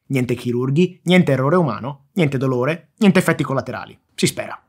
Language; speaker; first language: Italian; native; Italian